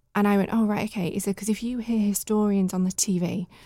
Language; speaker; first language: English; native; English